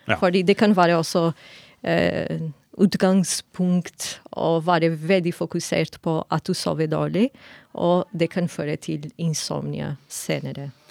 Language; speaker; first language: Norwegian; non-native, fluent; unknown